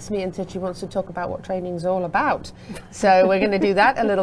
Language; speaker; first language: English; native; English